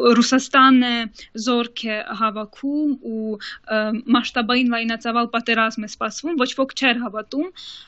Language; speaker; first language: Armenian; early bilingual, heritage; Armenian